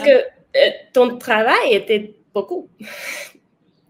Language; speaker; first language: French; non-native, learner; Spanish